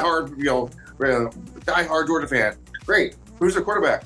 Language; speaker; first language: English; native; English